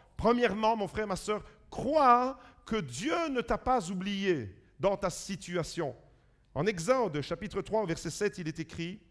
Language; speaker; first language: French; early bilingual, other home language; Italian